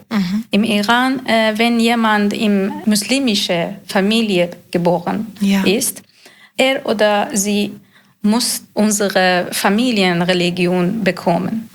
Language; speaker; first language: German; non-native, learner; Persian